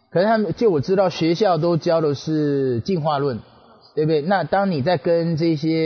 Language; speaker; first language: Chinese; native; Chinese